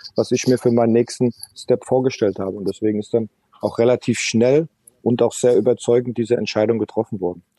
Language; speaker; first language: German; native; German